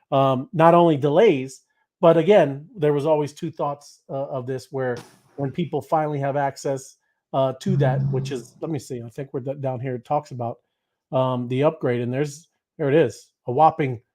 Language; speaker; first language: English; native; English